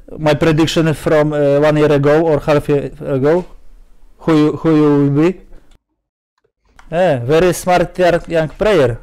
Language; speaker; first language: English; non-native, learner; Polish